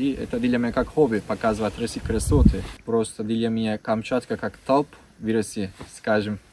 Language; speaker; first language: Russian; non-native, learner; Turkish